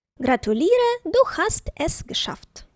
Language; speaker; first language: German; non-native, fluent; Ukrainian